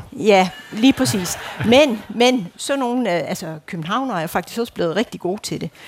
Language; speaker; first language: Danish; non-native, fluent; Dutch